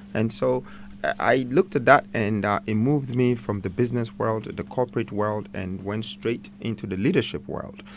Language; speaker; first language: English; non-native, local second language; Akan